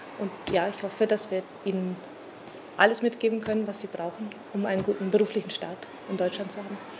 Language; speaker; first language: German; native; German